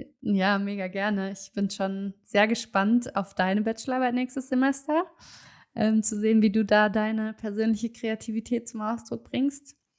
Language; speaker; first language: German; native; German